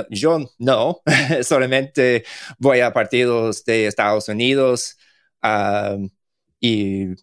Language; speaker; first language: Spanish; non-native, learner; English